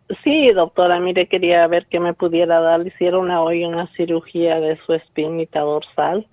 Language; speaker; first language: Spanish; early bilingual, heritage; Spanish